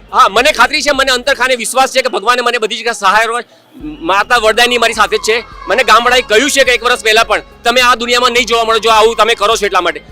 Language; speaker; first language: Gujarati; native; Gujarati